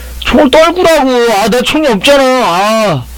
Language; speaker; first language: Korean; native; Korean